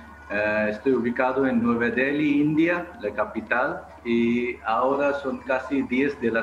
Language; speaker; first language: Spanish; non-native, fluent; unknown